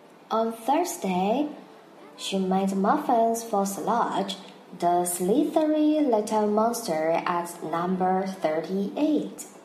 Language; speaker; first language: English; non-native, fluent; Chinese